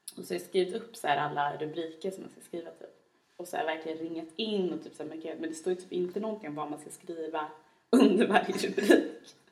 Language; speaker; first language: Swedish; native; Swedish